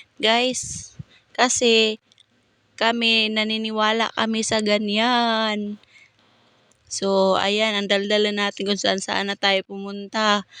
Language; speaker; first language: Filipino; non-native, local second language; Cebuano